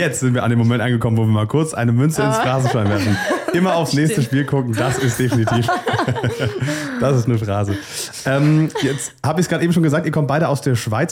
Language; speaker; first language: German; native; German